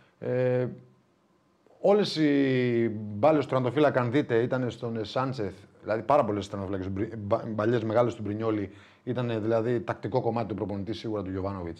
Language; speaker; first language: Greek; native; Greek